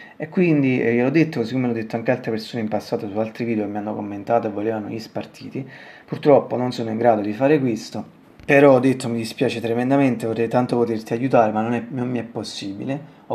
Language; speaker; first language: Italian; native; Italian